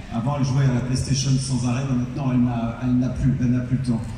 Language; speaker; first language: French; native; French